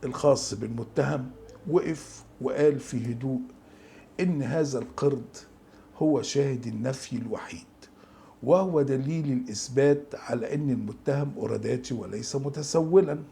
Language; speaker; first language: Arabic; native; Arabic